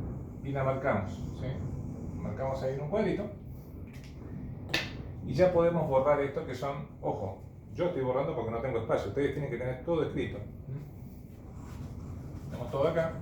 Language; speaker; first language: Spanish; native; Spanish